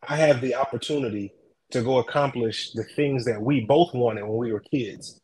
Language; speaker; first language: English; native; English